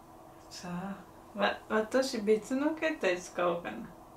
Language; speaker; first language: Japanese; non-native, fluent; Spanish